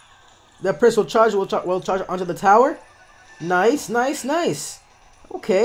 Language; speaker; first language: English; native; English